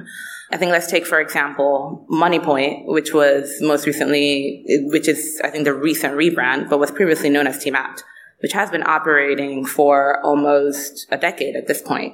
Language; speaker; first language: English; non-native, local second language; Igbo